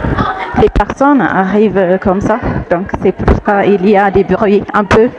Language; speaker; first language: French; non-native, fluent; Amharic